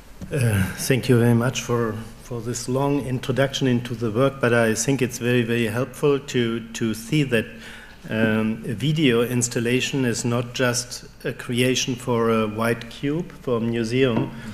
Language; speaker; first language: English; non-native, fluent; German